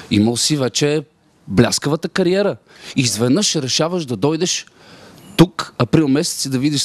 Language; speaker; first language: Bulgarian; native; Bulgarian